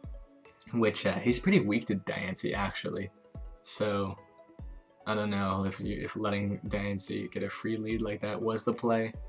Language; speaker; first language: English; native; English